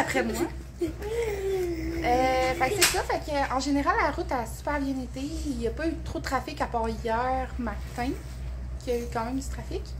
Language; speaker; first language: French; native; French